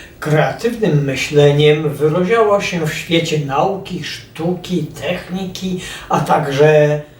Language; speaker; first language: Polish; native; Polish